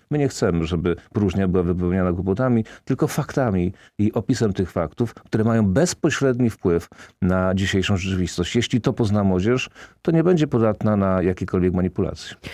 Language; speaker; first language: Polish; native; Polish